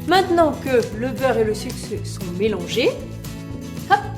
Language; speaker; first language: French; native; French